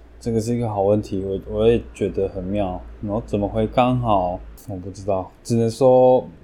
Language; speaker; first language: Chinese; early bilingual, heritage; Chinese